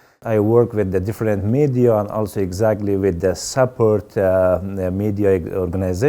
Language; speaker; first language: English; non-native, learner; Persian